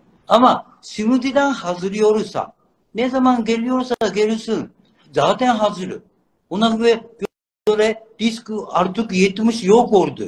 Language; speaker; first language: Turkish; non-native, learner; Japanese